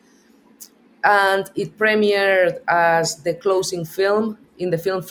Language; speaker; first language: English; non-native, fluent; Spanish